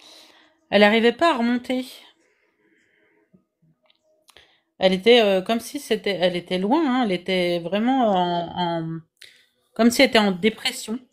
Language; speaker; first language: French; native; French